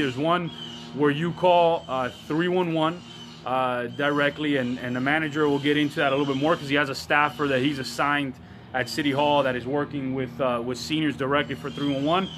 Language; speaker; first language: English; early bilingual, other home language; Spanish